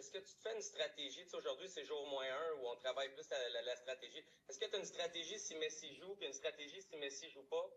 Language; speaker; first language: French; native; French